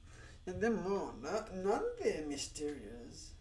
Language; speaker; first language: Japanese; non-native, learner; Spanish